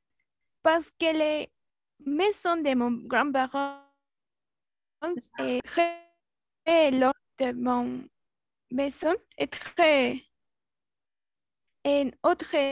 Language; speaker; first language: French; non-native, learner; Spanish